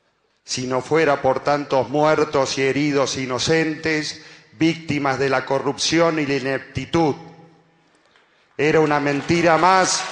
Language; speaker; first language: Spanish; native; Spanish